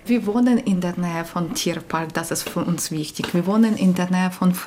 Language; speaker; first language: German; non-native, learner; Ukrainian